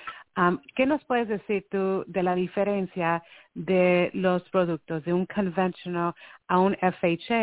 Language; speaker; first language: Spanish; early bilingual, heritage; Spanish